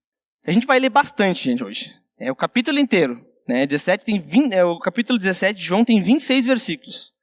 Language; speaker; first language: Portuguese; native; Portuguese